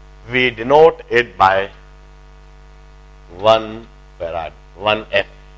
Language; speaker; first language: English; non-native, local second language; Hindi